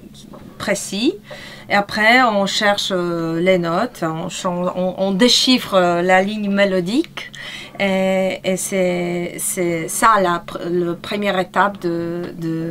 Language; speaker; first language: French; non-native, fluent; Polish